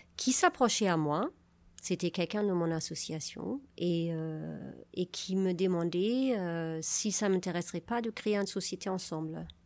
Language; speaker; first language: French; non-native, fluent; German